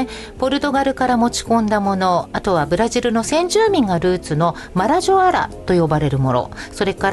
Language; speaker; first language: Japanese; native; Japanese